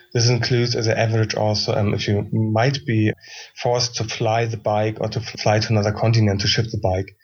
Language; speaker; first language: English; non-native, fluent; German